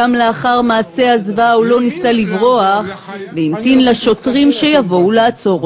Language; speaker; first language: Hebrew; native; Hebrew